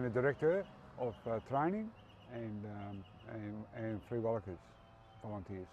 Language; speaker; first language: Dutch; early bilingual, heritage; English